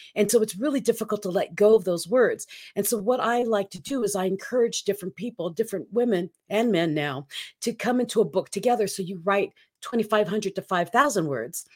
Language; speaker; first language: English; non-native, local second language; Filipino